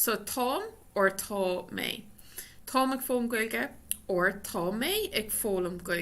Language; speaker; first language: Irish; non-native, local second language; English